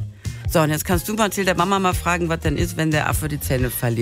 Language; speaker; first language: German; native; German